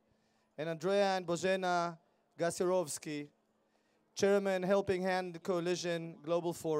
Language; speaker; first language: English; non-native, fluent; Hebrew